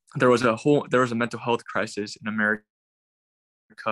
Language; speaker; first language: English; native; English